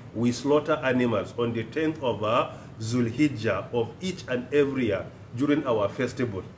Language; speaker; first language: English; non-native, local second language; Hausa